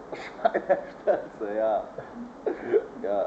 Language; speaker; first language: German; non-native, learner; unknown